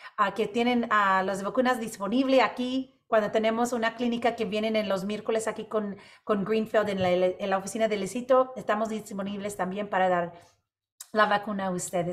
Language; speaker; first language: Spanish; non-native, local second language; English